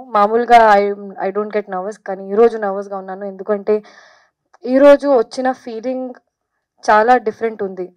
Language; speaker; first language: Telugu; non-native, fluent; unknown